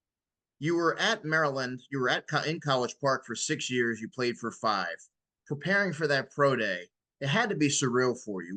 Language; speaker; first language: English; native; English